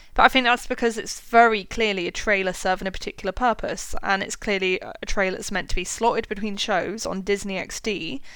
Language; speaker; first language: English; native; English